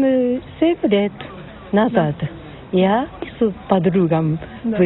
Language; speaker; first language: Russian; non-native, learner; Japanese